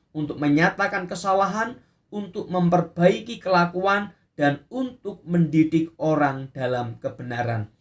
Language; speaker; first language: Indonesian; native; Indonesian